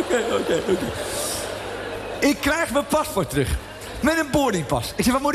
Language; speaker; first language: Dutch; native; Dutch